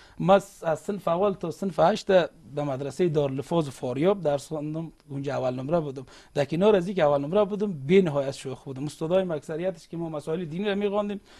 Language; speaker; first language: Persian; non-native, local second language; Uzbek